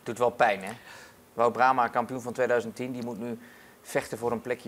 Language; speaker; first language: Dutch; native; Dutch